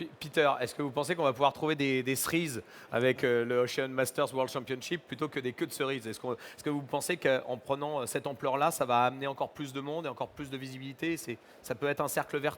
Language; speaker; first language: French; native; French